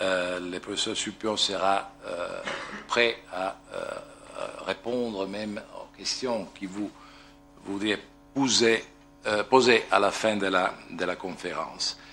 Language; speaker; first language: French; non-native, fluent; Italian